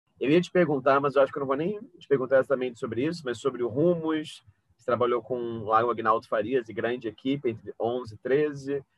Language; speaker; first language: Portuguese; native; Portuguese